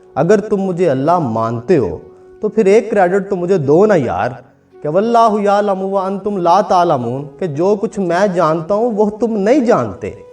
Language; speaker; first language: Urdu; non-native, local second language; Punjabi